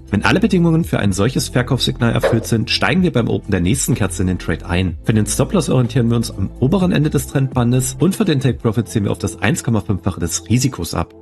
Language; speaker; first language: German; native; German